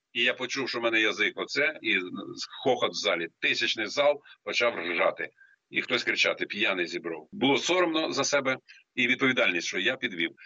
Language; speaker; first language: Ukrainian; native; Ukrainian